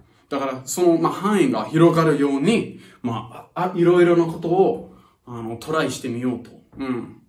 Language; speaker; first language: Japanese; non-native, fluent; English